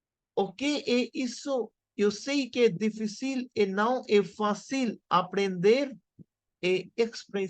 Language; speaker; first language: Portuguese; non-native, learner; Hindi